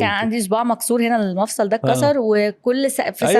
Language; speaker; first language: Arabic; native; Arabic